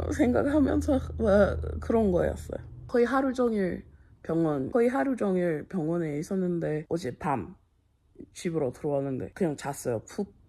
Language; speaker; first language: Korean; non-native, fluent; English